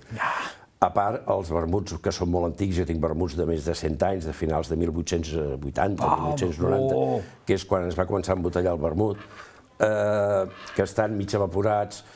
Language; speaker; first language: Catalan; native; Catalan